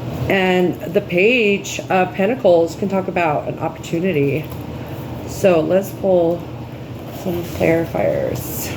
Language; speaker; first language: English; native; English